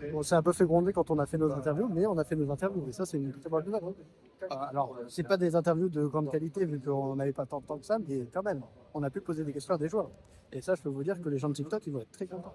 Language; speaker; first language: French; native; French